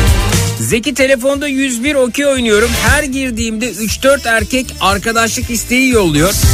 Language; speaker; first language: Turkish; native; Turkish